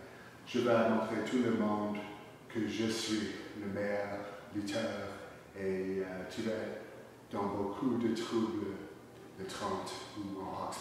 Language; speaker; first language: French; non-native, learner; English